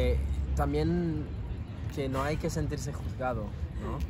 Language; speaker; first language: Spanish; non-native, fluent; French